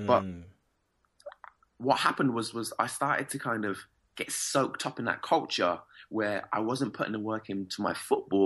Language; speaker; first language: English; native; English